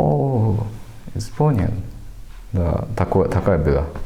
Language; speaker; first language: Russian; non-native, learner; Japanese